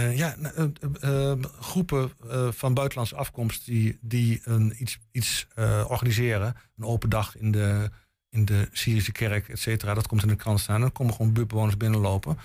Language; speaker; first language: Dutch; native; Dutch